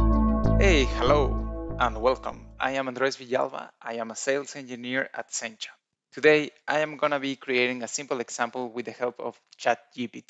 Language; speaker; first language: English; non-native, fluent; Spanish